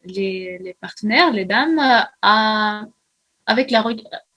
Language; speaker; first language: French; non-native, fluent; Russian